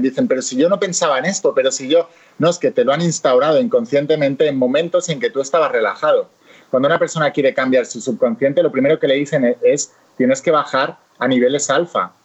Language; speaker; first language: Spanish; native; Spanish